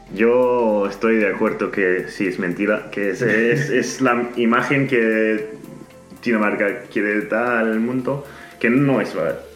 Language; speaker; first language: Spanish; non-native, fluent; Danish